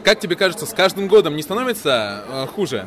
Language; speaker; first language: Russian; native; Russian